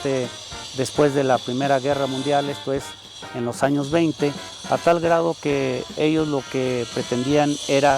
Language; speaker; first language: Spanish; native; Spanish